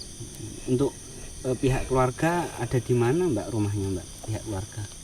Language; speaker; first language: Indonesian; native; Indonesian